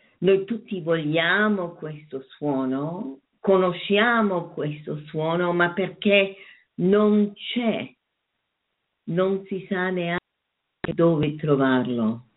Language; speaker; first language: Italian; non-native, fluent; German